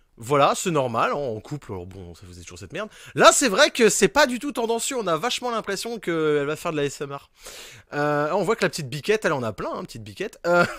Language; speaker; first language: French; native; French